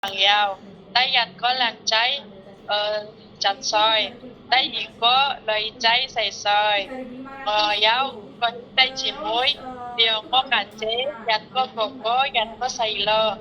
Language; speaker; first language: Cantonese; non-native, learner; Indonesian